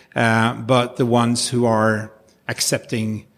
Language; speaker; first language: English; non-native, fluent; Norwegian